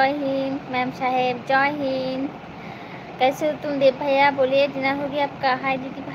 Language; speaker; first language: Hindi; non-native, local second language; Bangla